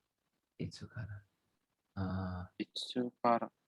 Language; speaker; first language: Japanese; non-native, fluent; Indonesian